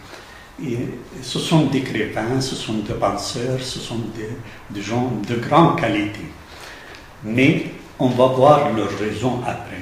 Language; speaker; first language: French; non-native, fluent; Arabic